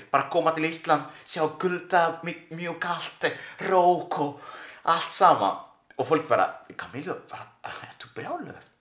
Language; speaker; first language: Icelandic; non-native, learner; Spanish